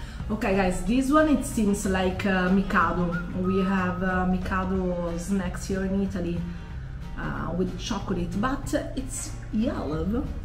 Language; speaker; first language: English; non-native, fluent; Italian